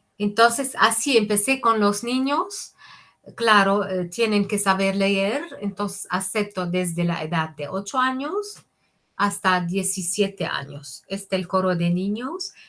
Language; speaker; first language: Spanish; non-native, fluent; Arabic